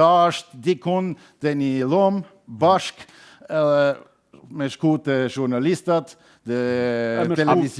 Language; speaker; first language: Albanian; non-native, learner; German